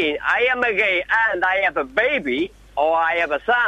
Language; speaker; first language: English; non-native, learner; Portuguese